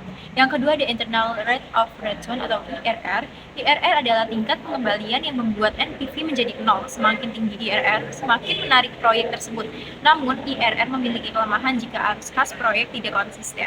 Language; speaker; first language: Indonesian; native; Indonesian